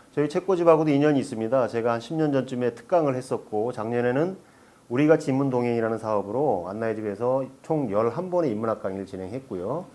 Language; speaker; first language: Korean; native; Korean